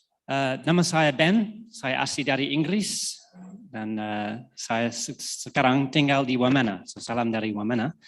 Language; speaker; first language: Indonesian; non-native, fluent; English